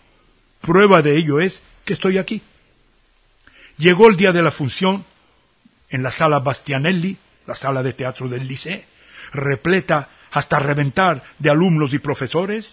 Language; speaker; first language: Spanish; early bilingual, heritage; Ladino